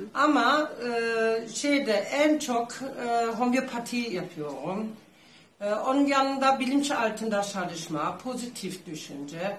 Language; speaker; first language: Turkish; non-native, learner; German